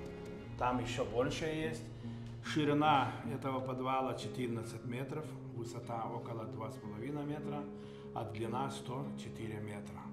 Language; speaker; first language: Russian; non-native, local second language; Lithuanian